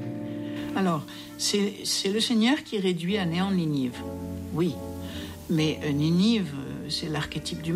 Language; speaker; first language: French; native; French